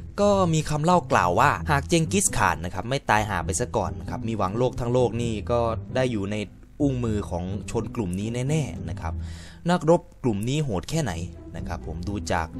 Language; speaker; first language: Thai; native; Thai